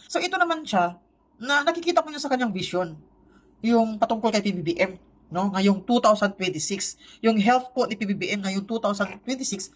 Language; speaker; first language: Filipino; non-native, local second language; Cebuano